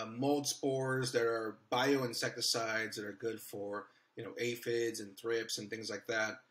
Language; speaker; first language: English; native; English